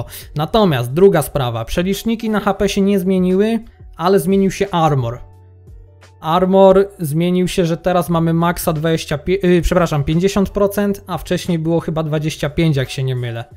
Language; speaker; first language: Polish; native; Polish